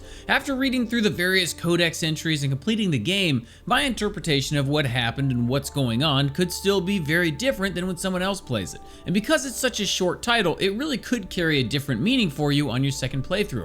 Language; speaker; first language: English; native; English